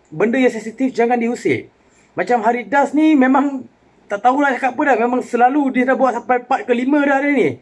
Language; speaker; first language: Malay; non-native, local second language; Tamil